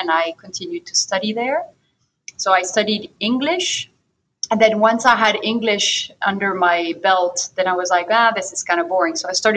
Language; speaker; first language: English; non-native, fluent; French